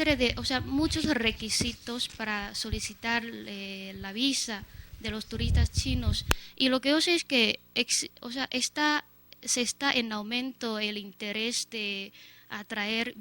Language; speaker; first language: Spanish; non-native, fluent; Chinese